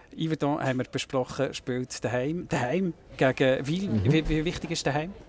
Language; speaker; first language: German; native; German